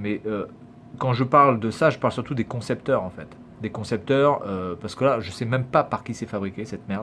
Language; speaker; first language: French; native; French